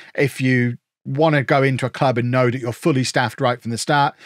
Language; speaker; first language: English; native; English